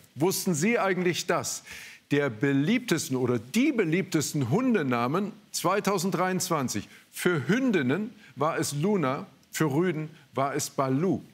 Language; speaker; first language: German; native; German